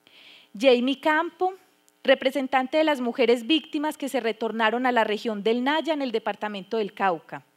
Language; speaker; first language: Spanish; native; Spanish